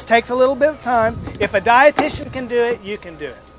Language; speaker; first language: English; native; English